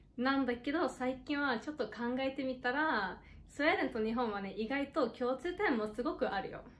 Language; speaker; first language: Japanese; non-native, fluent; Swedish